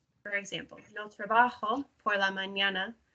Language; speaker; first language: Spanish; non-native, learner; English